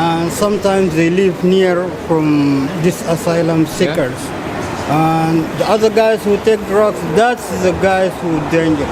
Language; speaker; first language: English; non-native, fluent; Arabic